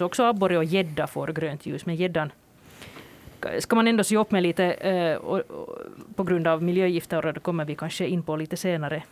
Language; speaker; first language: Swedish; native; Swedish